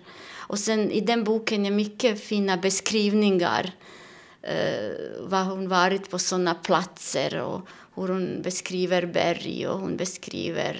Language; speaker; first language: Swedish; non-native, learner; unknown